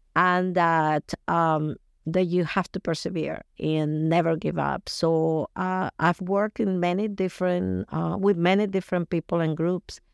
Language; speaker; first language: English; non-native, fluent; Spanish